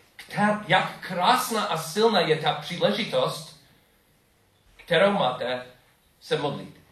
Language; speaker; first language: Czech; non-native, fluent; English